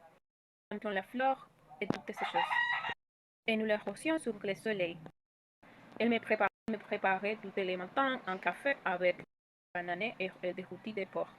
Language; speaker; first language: French; non-native, learner; Spanish